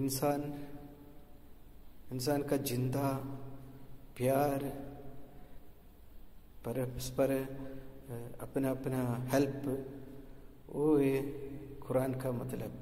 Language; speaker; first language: Hindi; non-native, local second language; Malayalam